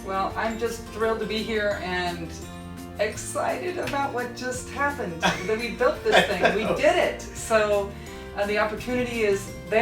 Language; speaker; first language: English; native; English